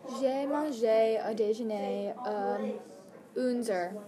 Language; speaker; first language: French; non-native, learner; English